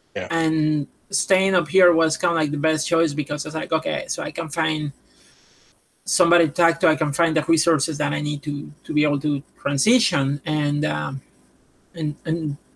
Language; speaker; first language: English; non-native, fluent; Spanish